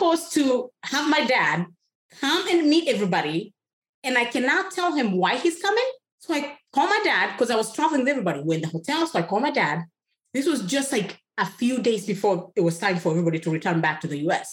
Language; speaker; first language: English; non-native, local second language; Kikuyu